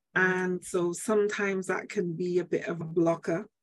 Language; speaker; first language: English; native; English